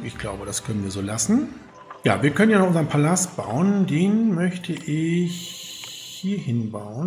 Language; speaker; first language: German; native; German